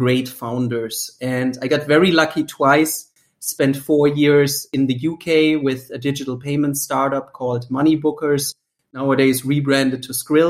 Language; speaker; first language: English; non-native, fluent; German